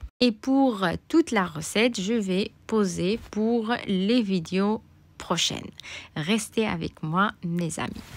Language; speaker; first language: French; non-native, local second language; Arabic